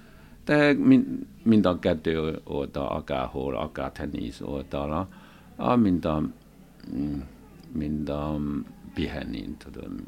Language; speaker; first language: Hungarian; non-native, learner; Chinese